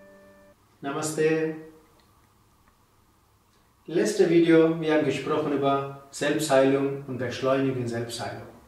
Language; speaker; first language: German; non-native, learner; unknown